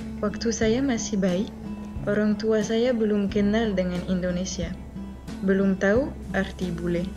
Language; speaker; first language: Indonesian; non-native, fluent; French